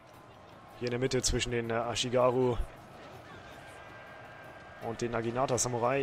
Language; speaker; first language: German; native; German